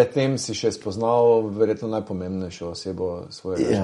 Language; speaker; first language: Slovenian; native; Slovenian